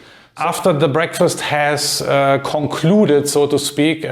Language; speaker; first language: English; non-native, fluent; German